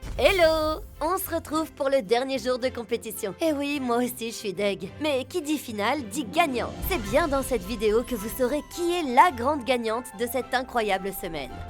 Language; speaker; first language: French; native; French